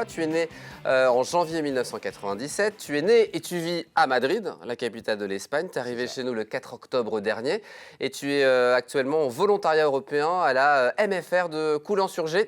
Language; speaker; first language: French; native; French